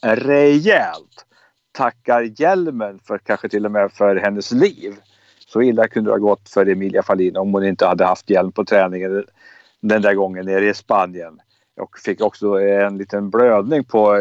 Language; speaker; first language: Swedish; native; Swedish